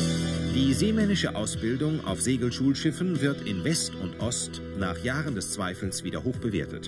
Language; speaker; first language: German; native; German